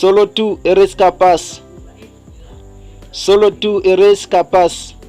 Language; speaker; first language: Spanish; non-native, fluent; Haitian Creole